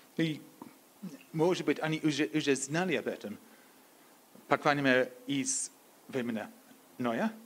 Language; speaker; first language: Polish; non-native, learner; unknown